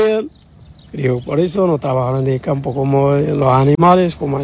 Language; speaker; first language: Spanish; non-native, learner; Arabic